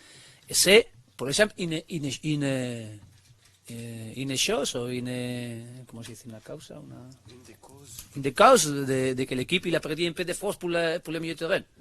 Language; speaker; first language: French; non-native, learner; Spanish